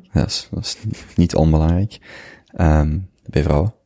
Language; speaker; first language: Dutch; native; Dutch